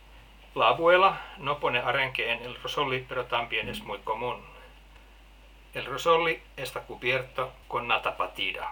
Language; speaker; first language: Spanish; non-native, fluent; Finnish